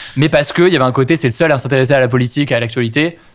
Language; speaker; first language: French; native; French